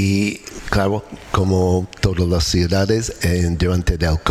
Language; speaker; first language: Spanish; non-native, learner; English